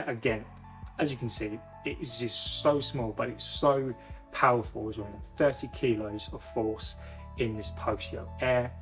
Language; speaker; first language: English; native; English